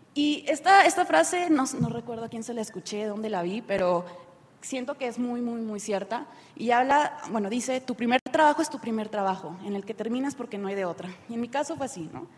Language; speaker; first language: Spanish; native; Spanish